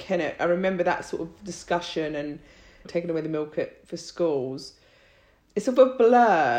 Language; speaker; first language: English; native; English